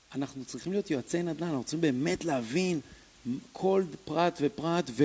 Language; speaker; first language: Hebrew; native; Hebrew